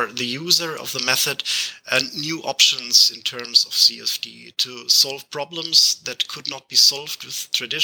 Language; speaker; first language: English; non-native, fluent; German